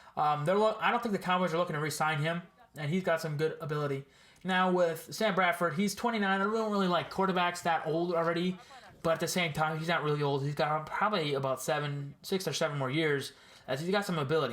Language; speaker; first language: English; native; English